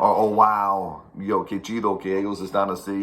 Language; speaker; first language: Spanish; non-native, fluent; English